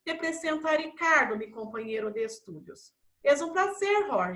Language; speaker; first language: Spanish; non-native, fluent; Portuguese